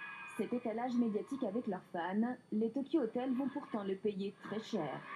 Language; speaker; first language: French; native; French